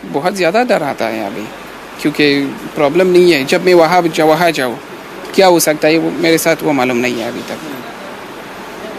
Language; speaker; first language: Hindi; non-native, learner; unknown